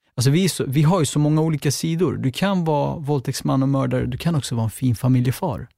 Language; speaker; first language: Swedish; native; Swedish